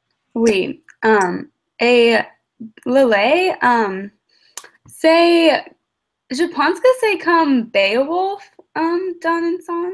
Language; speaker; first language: French; non-native, learner; English